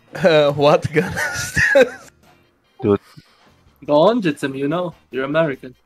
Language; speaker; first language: English; native; English